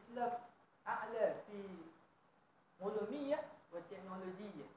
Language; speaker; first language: Arabic; non-native, learner; Malay